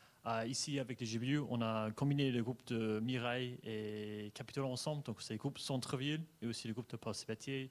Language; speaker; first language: French; non-native, fluent; English